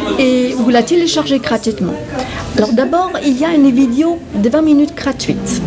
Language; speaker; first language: French; non-native, fluent; German